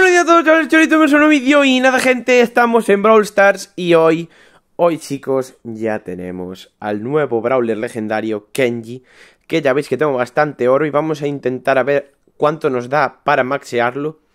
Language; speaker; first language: Spanish; native; Spanish